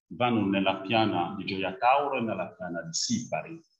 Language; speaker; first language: Italian; non-native, fluent; French